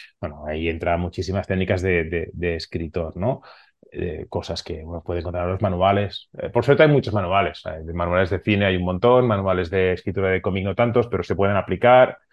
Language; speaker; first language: Spanish; non-native, local second language; Catalan